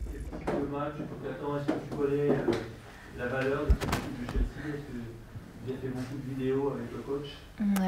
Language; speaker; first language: French; native; French